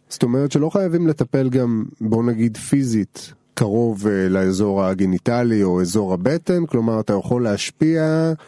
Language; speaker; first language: Hebrew; native; Hebrew